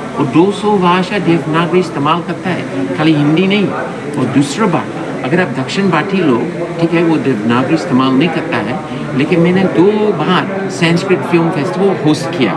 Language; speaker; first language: Hindi; non-native, fluent; English